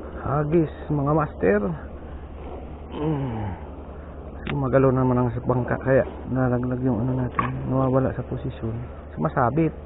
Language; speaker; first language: Filipino; non-native, local second language; Bikol